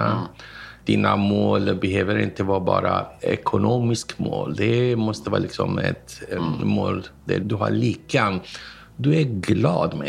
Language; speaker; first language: Swedish; non-native, fluent; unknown